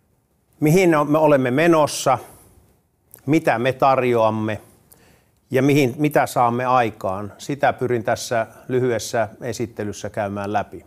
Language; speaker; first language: Finnish; native; Finnish